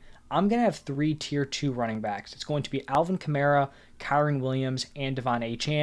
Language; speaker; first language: English; native; English